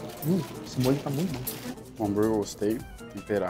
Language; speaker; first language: Portuguese; native; Portuguese